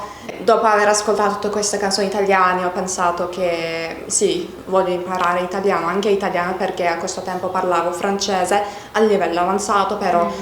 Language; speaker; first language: Italian; non-native, learner; Turkish